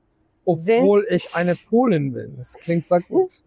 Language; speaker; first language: German; non-native, fluent; Italian